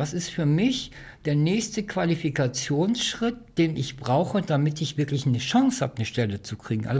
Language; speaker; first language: German; native; German